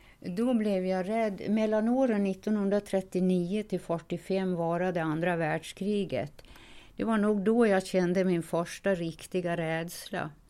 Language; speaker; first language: Swedish; native; Swedish